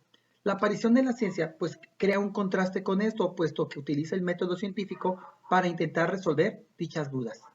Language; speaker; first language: Spanish; native; Spanish